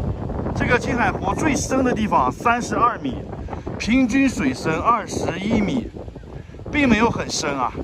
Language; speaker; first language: Chinese; native; Chinese